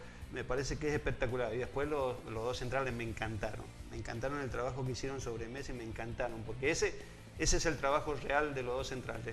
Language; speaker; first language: Spanish; native; Spanish